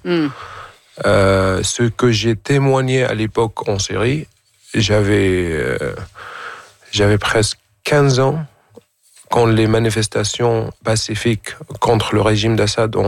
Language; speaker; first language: French; non-native, fluent; Arabic